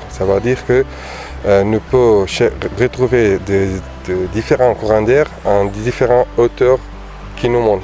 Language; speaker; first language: French; non-native, learner; Portuguese